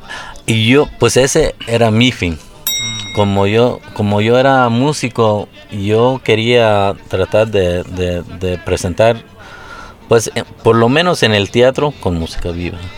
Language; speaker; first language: Spanish; early bilingual, heritage; Spanish